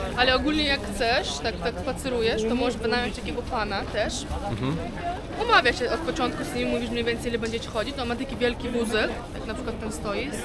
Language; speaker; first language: Polish; non-native, fluent; Uzbek